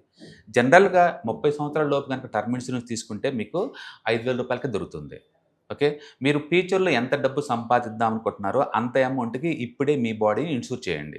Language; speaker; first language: Telugu; native; Telugu